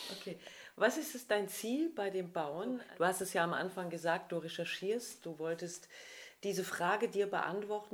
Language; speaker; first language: German; native; German